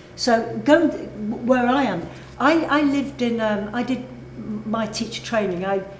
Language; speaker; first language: English; native; English